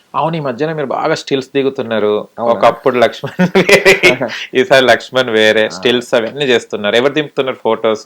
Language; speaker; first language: Telugu; native; Telugu